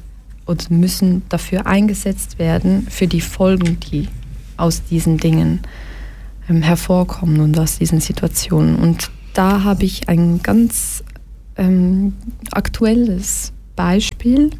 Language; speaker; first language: German; early bilingual, other home language; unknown